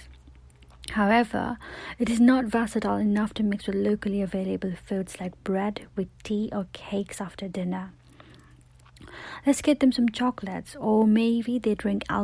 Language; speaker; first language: English; non-native, local second language; Nepali